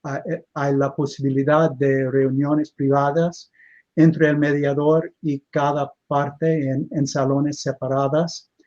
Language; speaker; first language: Spanish; non-native, fluent; English